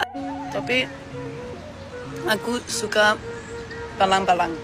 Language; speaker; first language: Indonesian; non-native, learner; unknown